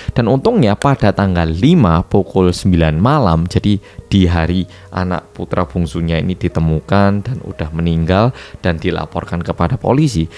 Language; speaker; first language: Indonesian; non-native, fluent; Korean